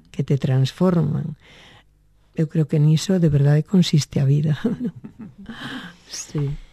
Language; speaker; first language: Galician; native; Galician